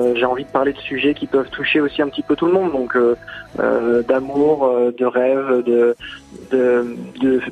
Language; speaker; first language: French; native; French